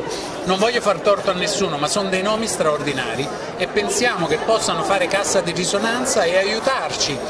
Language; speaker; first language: Italian; native; Italian